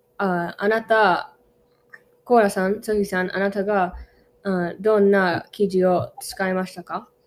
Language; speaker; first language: Japanese; non-native, learner; English